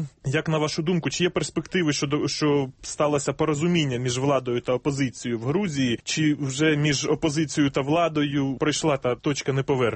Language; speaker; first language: Ukrainian; native; Ukrainian